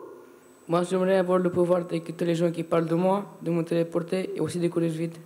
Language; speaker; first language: French; non-native, learner; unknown